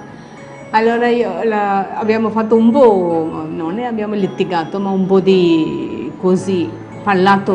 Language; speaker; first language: Italian; non-native, learner; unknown